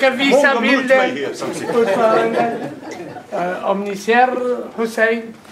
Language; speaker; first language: Swedish; non-native, fluent; Arabic